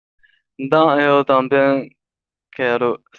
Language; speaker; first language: Portuguese; non-native, learner; Chinese